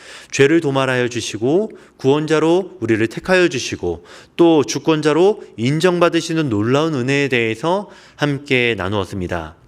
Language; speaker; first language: Korean; native; Korean